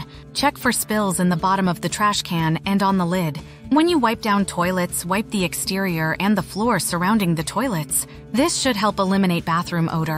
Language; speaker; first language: English; native; English